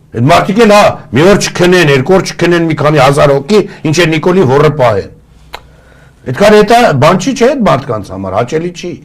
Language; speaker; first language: Armenian; early bilingual, other home language; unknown